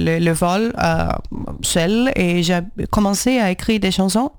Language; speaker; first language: French; non-native, learner; Portuguese